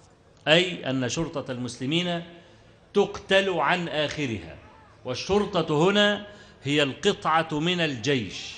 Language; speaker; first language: Arabic; native; Arabic